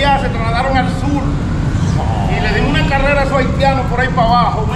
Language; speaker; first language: Spanish; native; Spanish